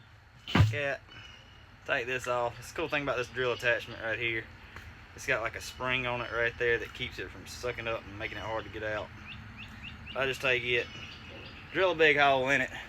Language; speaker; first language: English; native; English